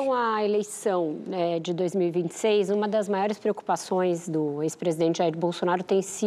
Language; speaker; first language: Portuguese; native; Portuguese